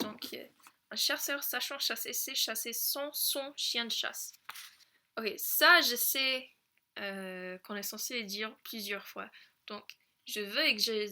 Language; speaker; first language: French; non-native, fluent; English